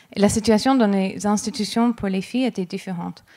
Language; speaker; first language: French; non-native, fluent; English